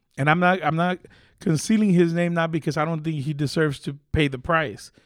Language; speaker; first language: English; early bilingual, other home language; Spanish